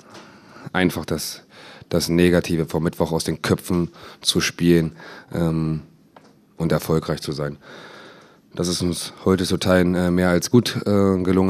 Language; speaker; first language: German; native; German